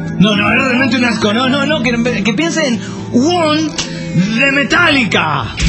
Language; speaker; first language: Spanish; native; Spanish